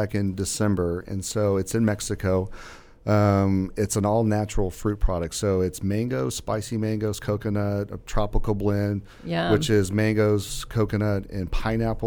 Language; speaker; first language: English; native; English